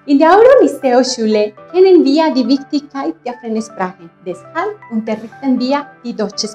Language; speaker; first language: German; non-native, fluent; Spanish